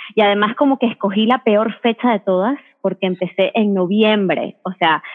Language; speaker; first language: Spanish; native; Spanish